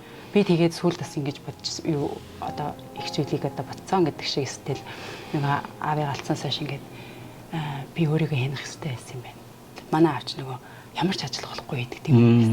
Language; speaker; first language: Mongolian; native; Mongolian